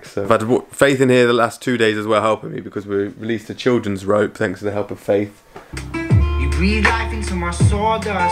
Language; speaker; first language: English; native; English